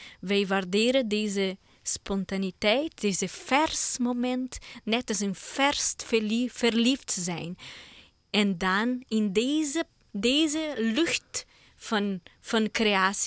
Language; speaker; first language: Dutch; non-native, learner; Portuguese